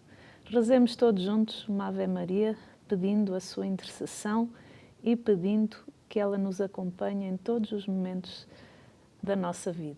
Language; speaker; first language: Portuguese; native; Portuguese